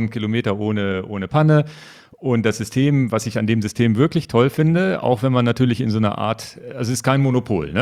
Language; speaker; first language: German; native; German